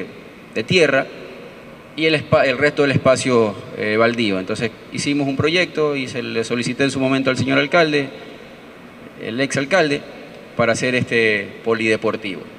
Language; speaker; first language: Spanish; native; Spanish